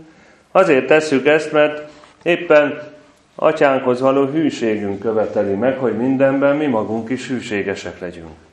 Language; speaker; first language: Hungarian; native; Hungarian